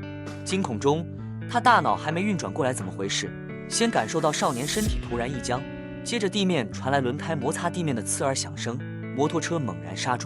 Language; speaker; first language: Chinese; native; Chinese